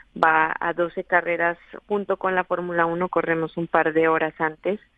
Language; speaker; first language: Spanish; native; Spanish